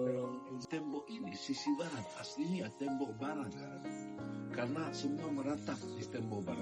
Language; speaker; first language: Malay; non-native, learner; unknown